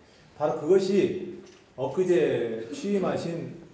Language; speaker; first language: Korean; native; Korean